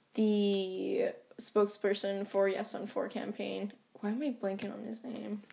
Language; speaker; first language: English; native; English